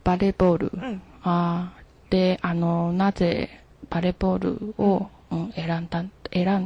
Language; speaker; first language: Japanese; non-native, learner; Chinese